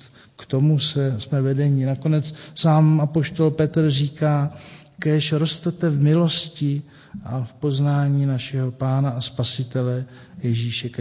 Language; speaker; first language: Czech; native; Czech